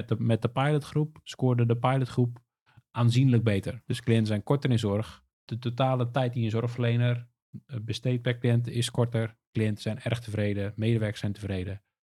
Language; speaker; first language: Dutch; native; Dutch